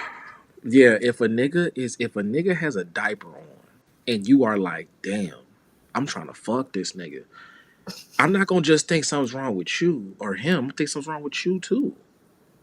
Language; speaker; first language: English; native; English